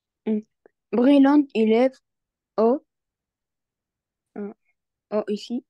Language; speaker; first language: French; non-native, learner; Arabic